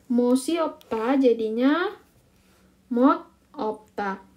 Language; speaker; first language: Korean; non-native, fluent; Indonesian